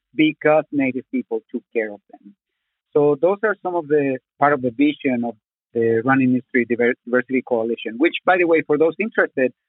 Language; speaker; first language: English; non-native, fluent; Spanish